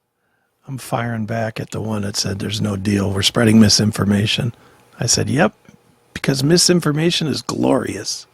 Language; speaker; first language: English; native; English